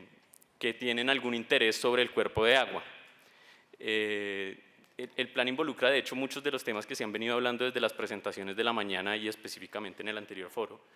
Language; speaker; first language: Spanish; native; Spanish